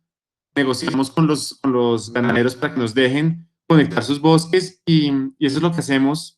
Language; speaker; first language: Spanish; native; Spanish